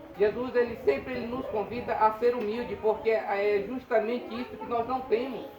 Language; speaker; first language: Portuguese; native; Portuguese